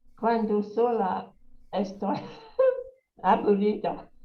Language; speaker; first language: Spanish; non-native, learner; English